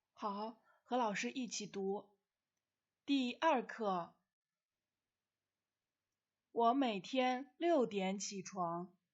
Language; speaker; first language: Chinese; non-native, fluent; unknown